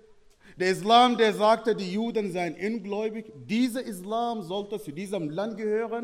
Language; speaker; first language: German; non-native, fluent; Arabic